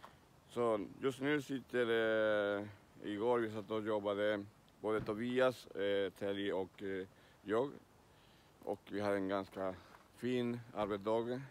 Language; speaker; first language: Swedish; non-native, learner; Spanish